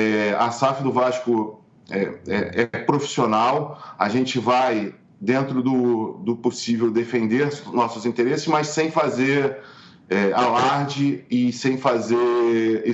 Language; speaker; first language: Portuguese; native; Portuguese